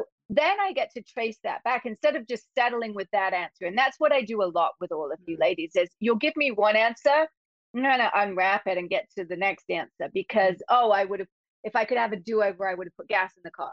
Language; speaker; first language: English; native; English